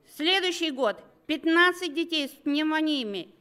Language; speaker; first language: Russian; native; Russian